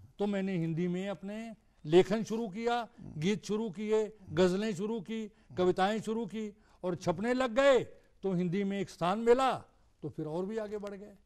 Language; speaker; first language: Hindi; non-native, local second language; Punjabi